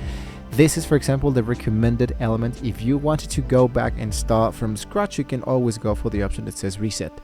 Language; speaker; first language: English; non-native, fluent; Spanish